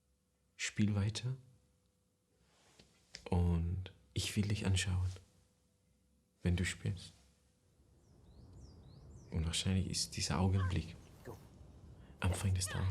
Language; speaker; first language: German; non-native, fluent; Persian